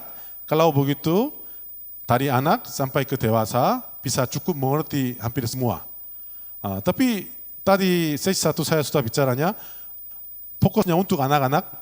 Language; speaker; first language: Indonesian; non-native, learner; Korean